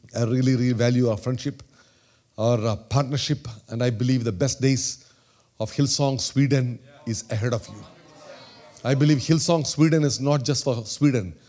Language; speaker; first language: English; non-native, local second language; Malayalam